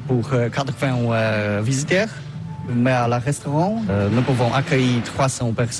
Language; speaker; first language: French; non-native, learner; Polish